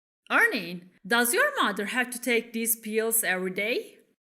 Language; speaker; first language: English; non-native, fluent; Turkish